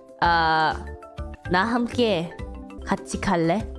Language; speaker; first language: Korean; non-native, learner; English